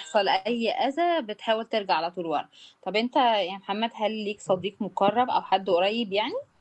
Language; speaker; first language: Arabic; native; Arabic